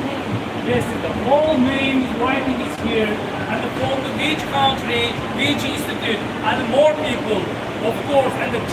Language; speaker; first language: English; non-native, fluent; Turkish